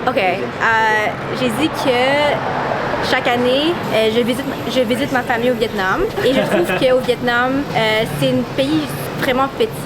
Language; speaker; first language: French; early bilingual, other home language; Vietnamese